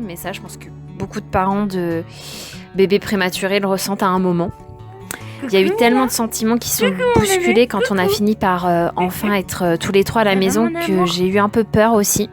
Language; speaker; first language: French; native; French